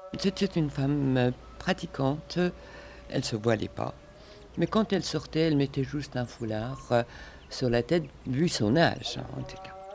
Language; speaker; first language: French; non-native, fluent; Persian